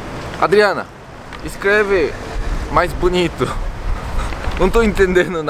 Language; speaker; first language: Portuguese; non-native, learner; Korean